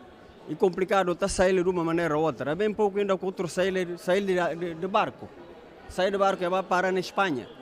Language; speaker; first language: Portuguese; non-native, local second language; Upper Guinea Crioulo